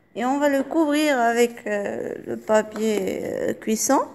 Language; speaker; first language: French; non-native, local second language; Arabic